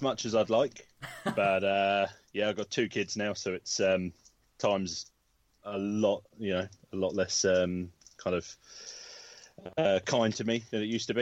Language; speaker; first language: English; native; English